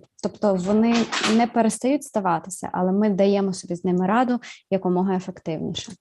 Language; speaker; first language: Ukrainian; native; Ukrainian